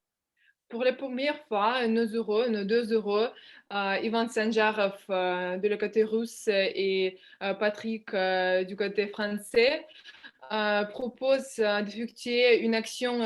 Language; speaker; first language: French; non-native, fluent; Russian